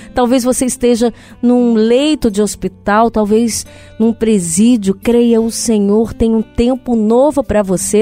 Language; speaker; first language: Portuguese; native; Portuguese